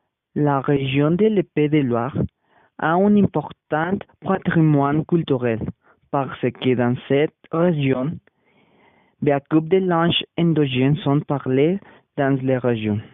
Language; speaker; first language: French; non-native, learner; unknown